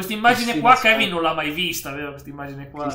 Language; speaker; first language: Italian; native; Italian